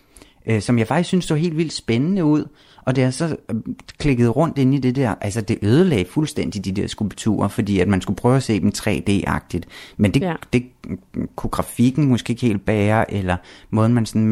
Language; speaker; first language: Danish; native; Danish